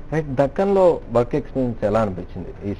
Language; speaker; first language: Telugu; native; Telugu